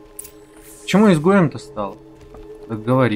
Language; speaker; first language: Russian; native; Russian